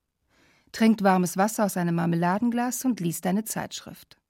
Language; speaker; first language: German; native; German